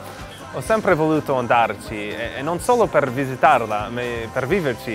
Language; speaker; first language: Italian; non-native, learner; English